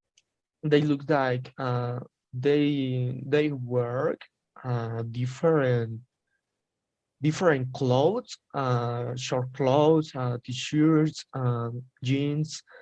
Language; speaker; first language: English; non-native, learner; Spanish